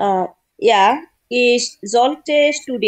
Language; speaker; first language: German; non-native, learner; Bangla